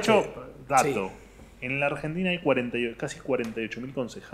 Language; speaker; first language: Spanish; native; Spanish